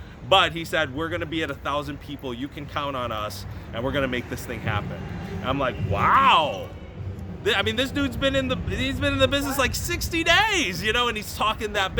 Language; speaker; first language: English; native; English